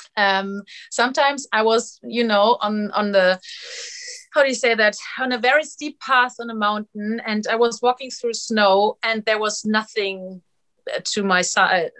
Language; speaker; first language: English; non-native, fluent; German